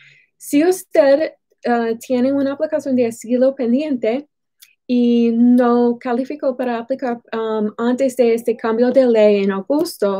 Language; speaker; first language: Spanish; non-native, fluent; English